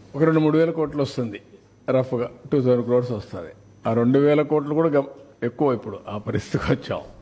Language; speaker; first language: Telugu; native; Telugu